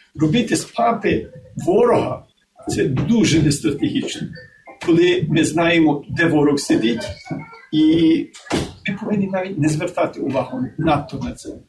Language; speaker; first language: Ukrainian; early bilingual, heritage; Ukrainian